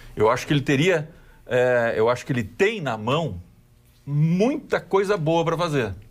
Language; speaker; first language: Portuguese; native; Portuguese